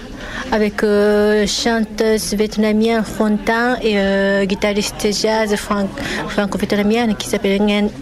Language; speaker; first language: French; non-native, fluent; Japanese